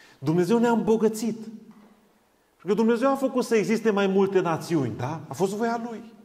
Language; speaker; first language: Romanian; non-native, local second language; Hungarian